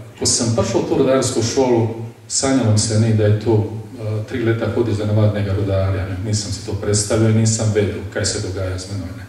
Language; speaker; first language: Slovenian; early bilingual, other home language; Bosnian